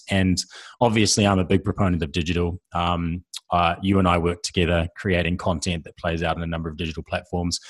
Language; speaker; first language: English; native; English